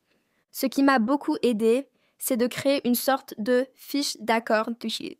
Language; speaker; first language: French; non-native, fluent; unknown